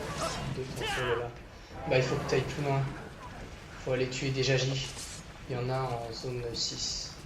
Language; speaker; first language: French; native; French